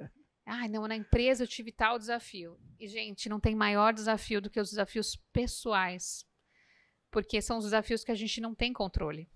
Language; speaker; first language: Portuguese; native; Portuguese